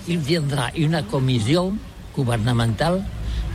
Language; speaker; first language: French; non-native, learner; Catalan